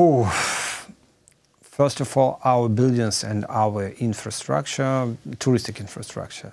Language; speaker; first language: English; non-native, learner; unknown